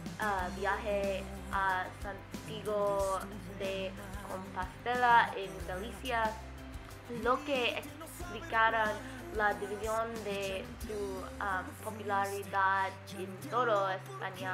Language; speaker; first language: Spanish; non-native, learner; English